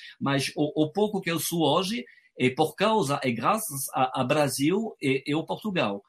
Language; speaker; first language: Portuguese; non-native, fluent; French